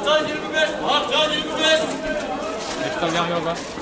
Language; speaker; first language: Turkish; native; Turkish